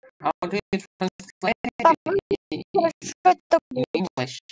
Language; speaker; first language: English; non-native, learner; Russian